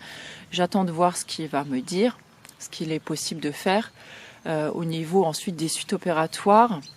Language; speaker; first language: French; native; French